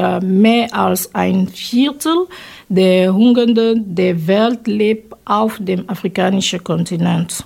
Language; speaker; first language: German; non-native, fluent; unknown